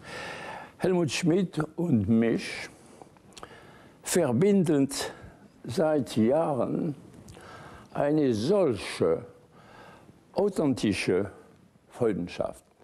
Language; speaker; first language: German; non-native, fluent; French